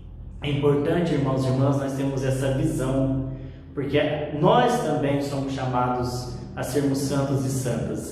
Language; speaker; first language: Portuguese; native; Portuguese